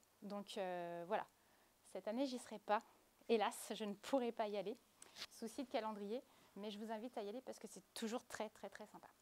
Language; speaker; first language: French; native; French